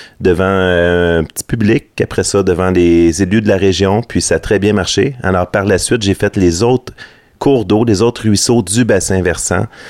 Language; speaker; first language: French; native; French